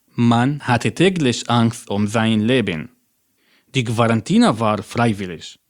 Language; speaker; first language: German; non-native, fluent; Arabic